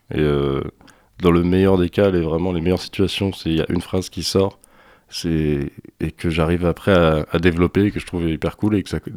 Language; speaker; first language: French; native; French